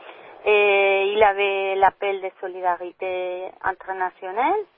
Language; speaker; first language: French; non-native, learner; Spanish